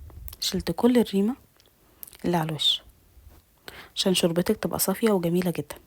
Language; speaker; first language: Arabic; native; Arabic